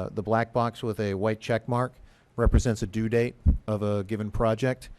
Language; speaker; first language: English; native; English